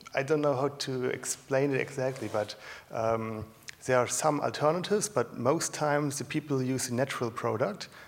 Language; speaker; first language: English; non-native, fluent; German